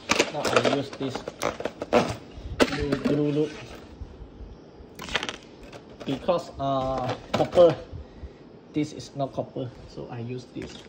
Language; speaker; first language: English; non-native, local second language; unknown